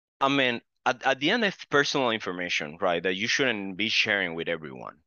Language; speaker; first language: English; non-native, fluent; Spanish